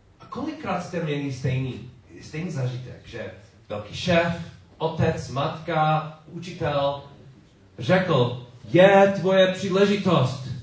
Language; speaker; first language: Czech; non-native, learner; English